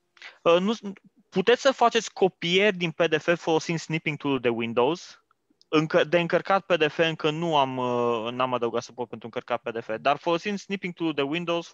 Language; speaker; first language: Romanian; native; Romanian